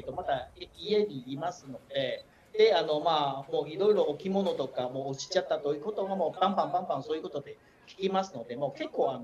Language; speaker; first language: Japanese; non-native, learner; Chinese